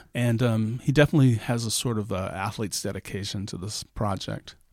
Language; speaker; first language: English; native; English